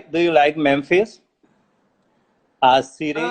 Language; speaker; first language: English; non-native, learner; Spanish